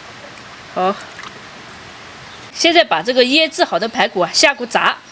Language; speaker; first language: Chinese; native; Chinese